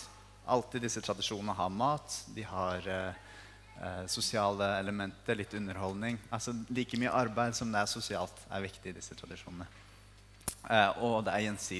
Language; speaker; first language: Norwegian; native; Norwegian